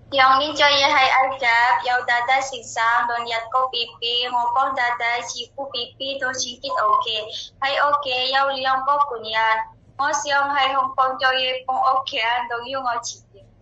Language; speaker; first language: Cantonese; non-native, learner; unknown